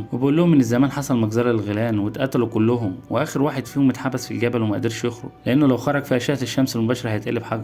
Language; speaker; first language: Arabic; native; Arabic